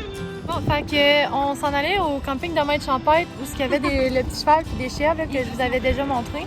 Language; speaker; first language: French; native; French